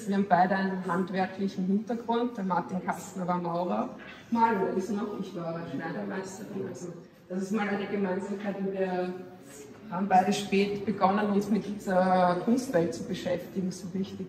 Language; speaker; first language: German; native; German